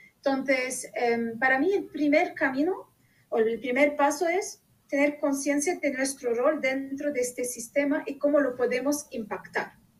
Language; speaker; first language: Spanish; non-native, fluent; Arabic